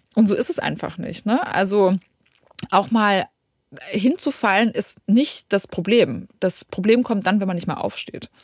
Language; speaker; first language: German; early bilingual, other home language; Polish